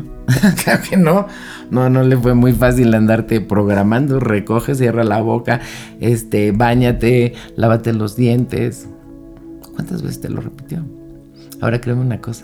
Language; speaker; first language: Spanish; native; Spanish